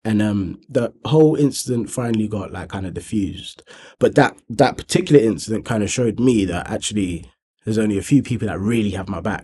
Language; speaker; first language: English; native; English